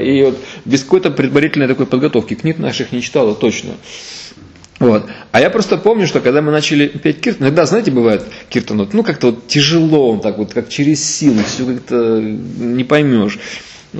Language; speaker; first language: Russian; native; Russian